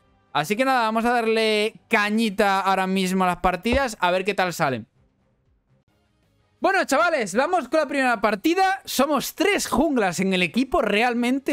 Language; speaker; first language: Spanish; native; Spanish